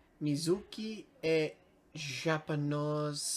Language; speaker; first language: Italian; non-native, learner; English